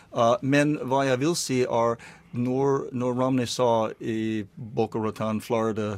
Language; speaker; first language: Norwegian; non-native, learner; English